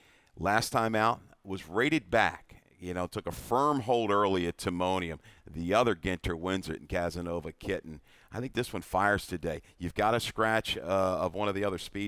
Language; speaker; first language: English; native; English